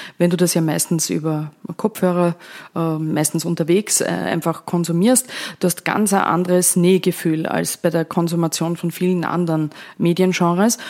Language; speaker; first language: German; native; German